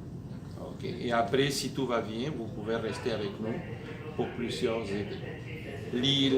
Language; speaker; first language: French; native; French